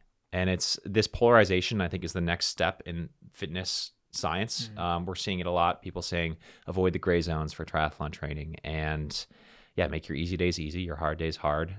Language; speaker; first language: English; native; English